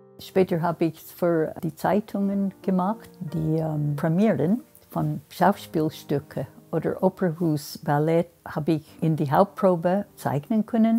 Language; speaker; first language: German; non-native, fluent; English